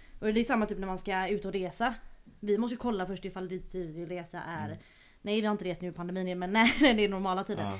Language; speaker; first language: Swedish; native; Swedish